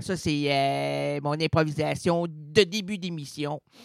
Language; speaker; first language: French; native; French